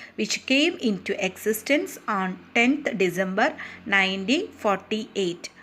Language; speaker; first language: English; non-native, local second language; Malayalam